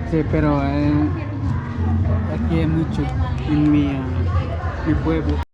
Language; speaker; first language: Spanish; non-native, learner; Filipino